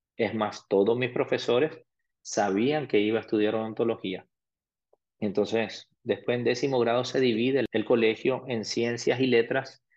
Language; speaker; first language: Spanish; early bilingual, other home language; Arabic